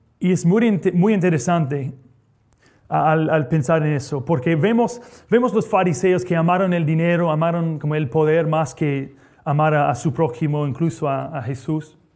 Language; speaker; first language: Spanish; non-native, fluent; English